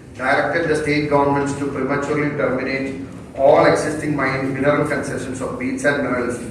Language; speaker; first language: English; non-native, local second language; Malayalam